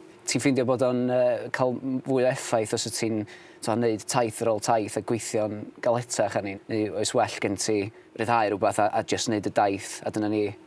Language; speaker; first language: Welsh; native; Welsh